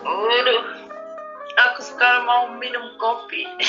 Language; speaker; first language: Indonesian; early bilingual, heritage; German